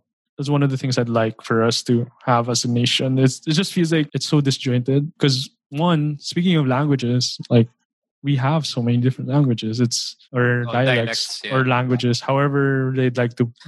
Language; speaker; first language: English; non-native, local second language; Filipino